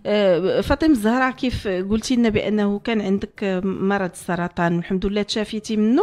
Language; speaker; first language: Arabic; native; Arabic